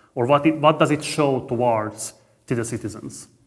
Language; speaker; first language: English; non-native, fluent; Hungarian